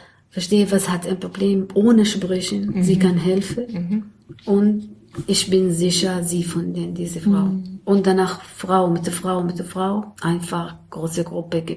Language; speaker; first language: German; non-native, learner; Arabic